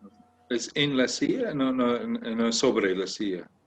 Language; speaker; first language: Spanish; non-native, learner; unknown